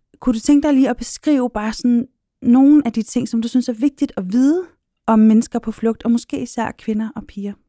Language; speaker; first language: Danish; native; Danish